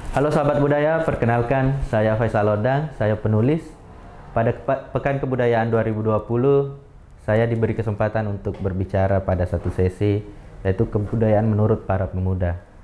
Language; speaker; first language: Indonesian; non-native, local second language; Buginese